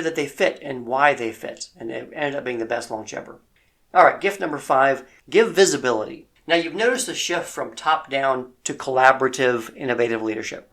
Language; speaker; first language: English; native; English